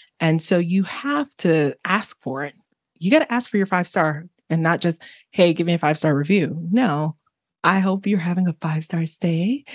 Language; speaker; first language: English; early bilingual, other home language; Haitian Creole